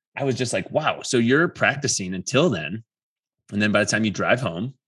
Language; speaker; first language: English; native; English